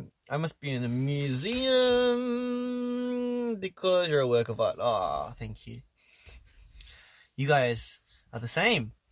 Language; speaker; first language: English; early bilingual, other home language; Korean